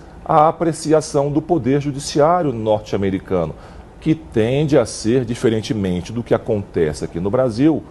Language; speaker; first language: Portuguese; native; Portuguese